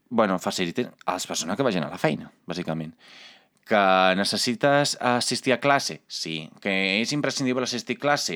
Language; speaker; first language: Catalan; non-native, fluent; Italian